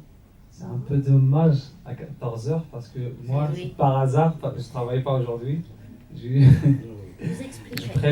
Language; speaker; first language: French; non-native, learner; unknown